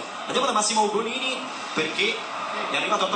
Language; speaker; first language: Italian; native; Italian